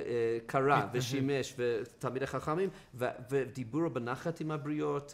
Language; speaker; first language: Hebrew; non-native, fluent; English